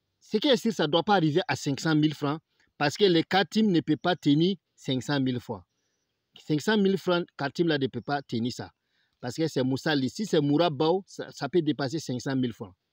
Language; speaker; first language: French; non-native, local second language; Bambara